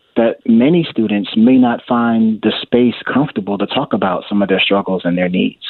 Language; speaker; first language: English; native; English